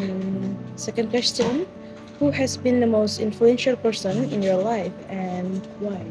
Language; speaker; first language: English; non-native, learner; Indonesian